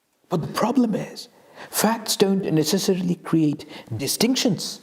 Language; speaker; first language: English; non-native, local second language; Bangla